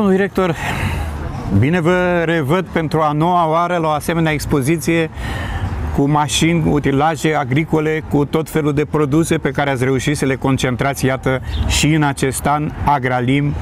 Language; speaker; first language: Romanian; native; Romanian